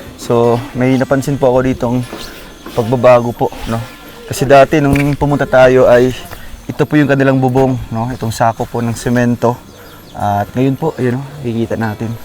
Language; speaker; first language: Filipino; non-native, local second language; Cebuano